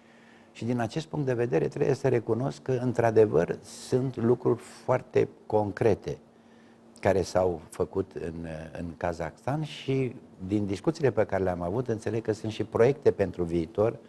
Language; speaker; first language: Romanian; native; Romanian